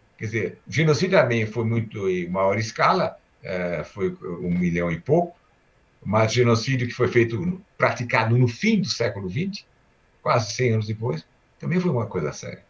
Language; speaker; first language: Portuguese; early bilingual, other home language; Armenian